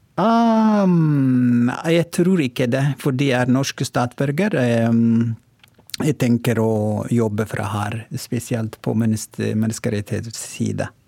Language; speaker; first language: Norwegian; non-native, learner; Oromo